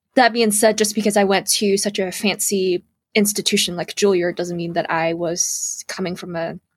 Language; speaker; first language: English; early bilingual, other home language; Cantonese